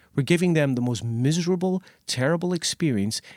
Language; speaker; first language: English; native; English